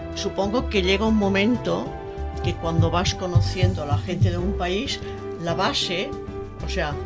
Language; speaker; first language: Spanish; native; Spanish